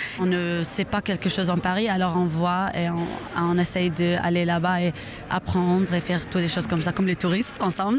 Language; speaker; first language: French; non-native, learner; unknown